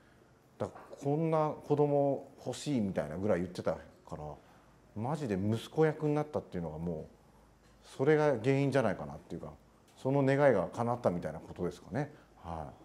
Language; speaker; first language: Japanese; native; Japanese